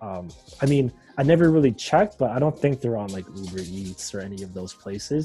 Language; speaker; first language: English; native; English